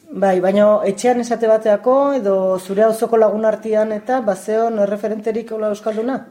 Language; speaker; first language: Basque; native; Basque